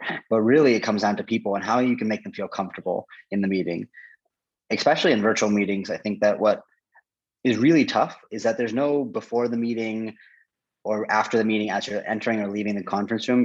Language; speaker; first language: English; native; English